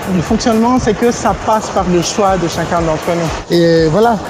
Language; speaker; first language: French; non-native, local second language; Malagasy